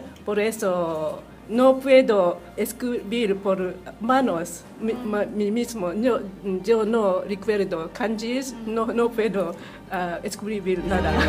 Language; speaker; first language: Spanish; non-native, learner; Japanese